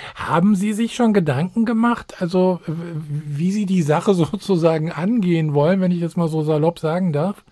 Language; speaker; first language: German; native; German